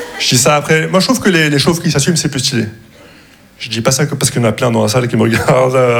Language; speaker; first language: French; non-native, local second language; Arabic